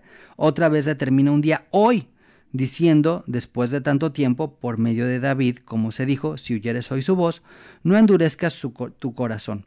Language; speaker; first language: Spanish; native; Spanish